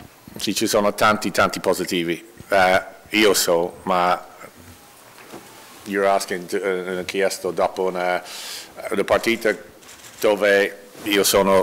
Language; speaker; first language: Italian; non-native, learner; English